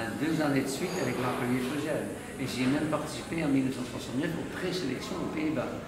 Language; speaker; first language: French; non-native, fluent; Dutch